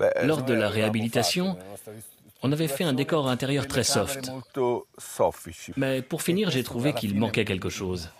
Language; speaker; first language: French; non-native, fluent; Italian